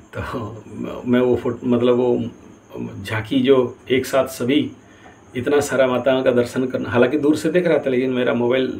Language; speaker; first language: Hindi; non-native, local second language; Odia